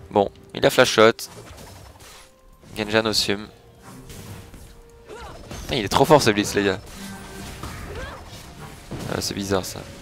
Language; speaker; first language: French; native; French